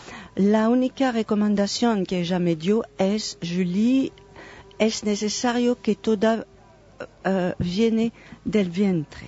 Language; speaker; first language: Spanish; non-native, fluent; French